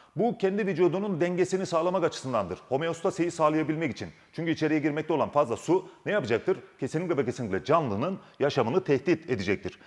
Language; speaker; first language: Turkish; native; Turkish